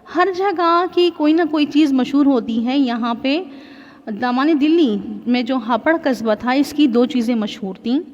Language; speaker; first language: Urdu; non-native, local second language; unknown